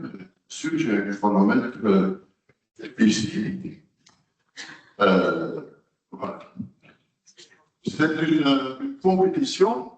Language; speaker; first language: French; non-native, local second language; Dutch